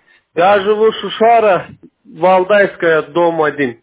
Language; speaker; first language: Russian; non-native, learner; Azerbaijani